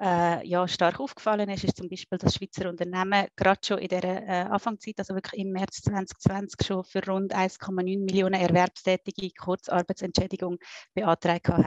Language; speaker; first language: German; native; German